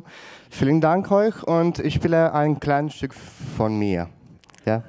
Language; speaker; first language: German; non-native, fluent; Ukrainian